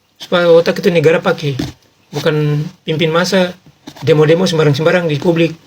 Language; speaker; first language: Indonesian; native; Indonesian